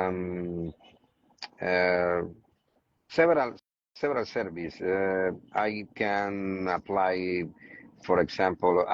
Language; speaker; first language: English; non-native, learner; Spanish